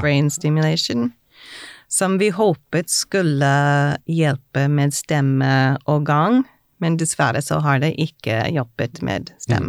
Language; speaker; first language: Norwegian; non-native, fluent; English